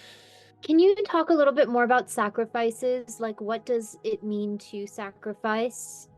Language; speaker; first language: English; native; English